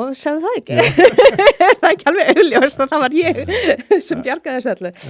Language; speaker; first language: Icelandic; early bilingual, heritage; Icelandic